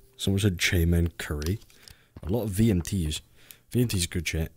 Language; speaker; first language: English; native; English